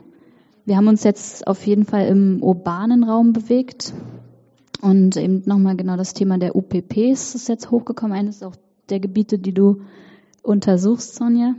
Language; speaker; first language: German; native; German